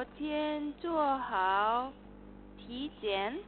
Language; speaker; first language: Chinese; non-native, learner; Korean